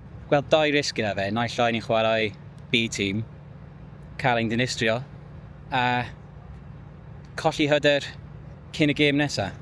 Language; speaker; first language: Welsh; native; Welsh